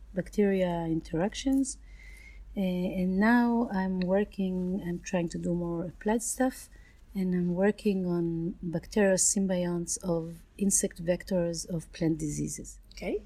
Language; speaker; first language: English; non-native, fluent; Hebrew